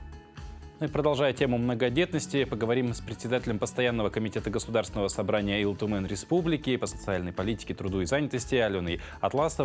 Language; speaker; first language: Russian; native; Russian